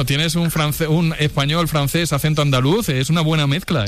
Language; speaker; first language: Spanish; native; Spanish